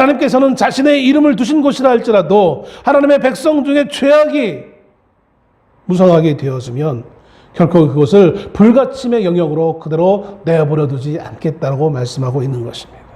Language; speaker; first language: Korean; native; Korean